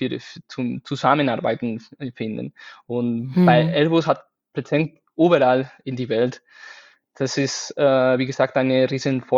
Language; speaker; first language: German; non-native, fluent; Spanish